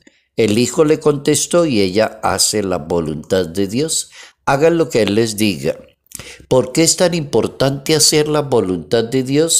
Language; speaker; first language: Spanish; native; Spanish